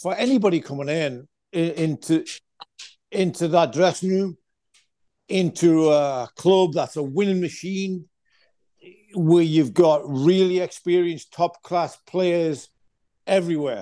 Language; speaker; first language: English; native; English